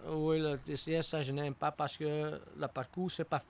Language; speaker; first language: French; non-native, local second language; Dutch